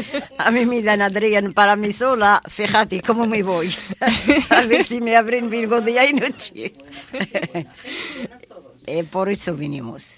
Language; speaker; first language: Spanish; non-native, learner; Arabic